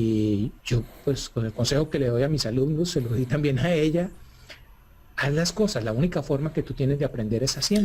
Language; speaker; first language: Spanish; native; Spanish